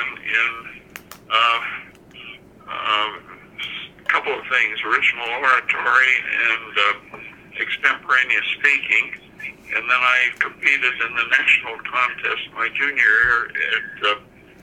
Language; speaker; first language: English; native; English